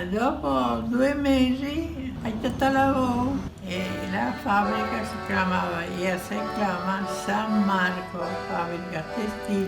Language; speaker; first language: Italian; non-native, learner; Spanish